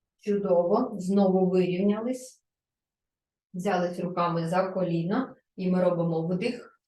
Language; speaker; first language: Ukrainian; non-native, local second language; Russian